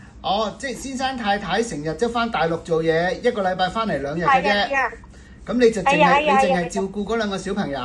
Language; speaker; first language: Cantonese; native; Cantonese